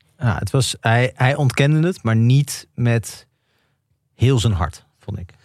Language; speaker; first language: Dutch; native; Dutch